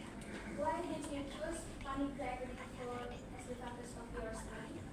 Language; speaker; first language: English; non-native, learner; Indonesian